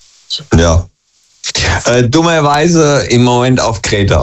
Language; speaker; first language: German; native; German